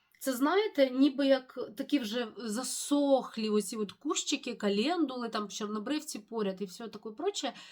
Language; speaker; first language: Ukrainian; non-native, local second language; Russian